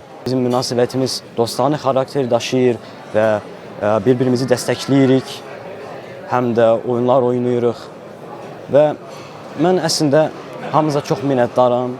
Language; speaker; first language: Azerbaijani; non-native, fluent; German